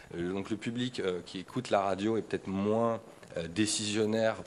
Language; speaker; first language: French; native; French